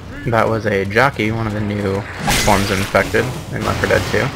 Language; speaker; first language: English; native; English